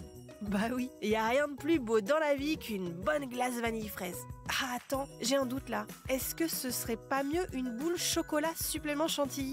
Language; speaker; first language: French; native; French